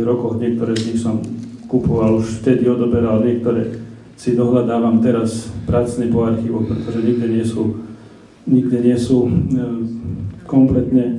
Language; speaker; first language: Slovak; native; Slovak